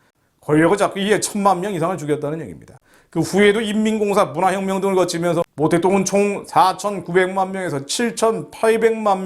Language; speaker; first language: Korean; native; Korean